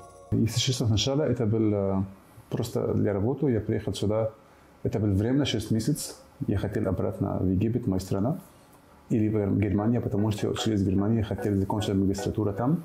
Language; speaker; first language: Russian; non-native, fluent; Arabic